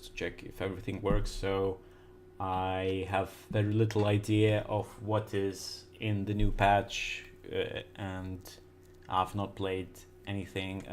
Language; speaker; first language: English; non-native, fluent; Lithuanian